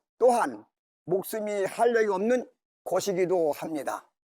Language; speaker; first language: Korean; native; Korean